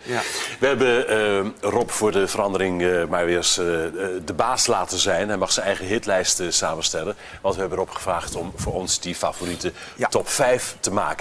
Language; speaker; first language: Dutch; native; Dutch